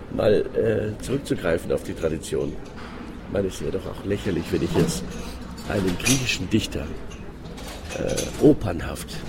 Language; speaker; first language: German; non-native, fluent; Greek